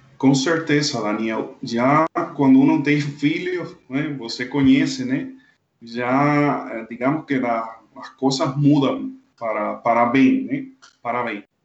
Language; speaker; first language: Portuguese; non-native, fluent; Spanish